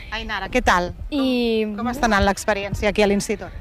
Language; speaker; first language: Catalan; native; Catalan